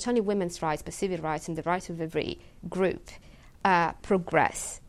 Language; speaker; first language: English; non-native, fluent; Italian